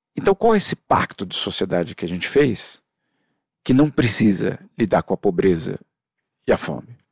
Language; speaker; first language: Portuguese; early bilingual, other home language; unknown